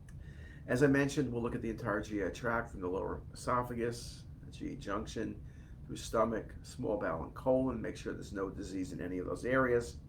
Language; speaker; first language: English; native; English